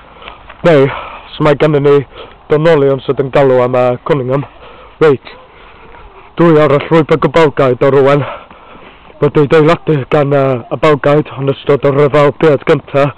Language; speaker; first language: Welsh; non-native, learner; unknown